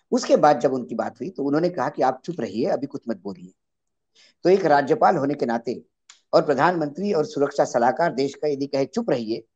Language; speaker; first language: Hindi; native; Hindi